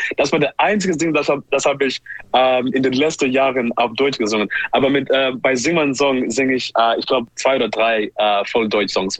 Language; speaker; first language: German; non-native, learner; English